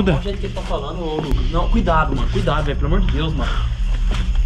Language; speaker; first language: Portuguese; native; Portuguese